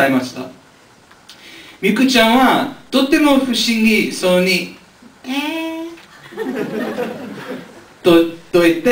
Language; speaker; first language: Japanese; non-native, learner; English